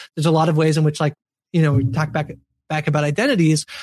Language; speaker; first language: English; native; English